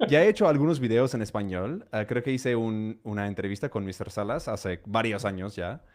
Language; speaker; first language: Spanish; non-native, fluent; English